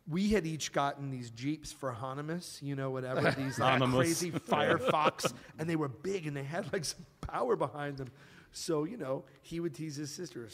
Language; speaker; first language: English; native; English